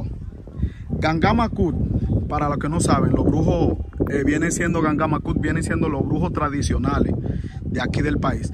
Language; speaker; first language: Spanish; native; Spanish